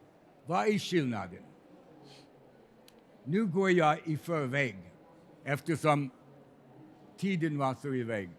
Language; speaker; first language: Swedish; non-native, fluent; English